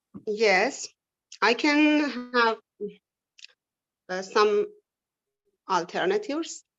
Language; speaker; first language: English; non-native, learner; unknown